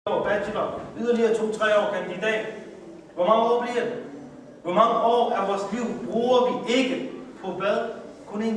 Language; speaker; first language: Danish; early bilingual, other home language; Urdu